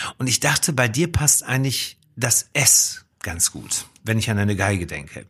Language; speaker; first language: German; native; German